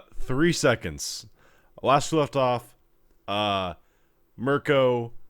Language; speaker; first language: English; native; English